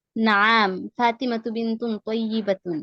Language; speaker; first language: Arabic; non-native, learner; Bangla